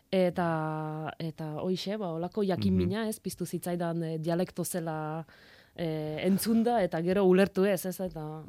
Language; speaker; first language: Basque; non-native, fluent; Polish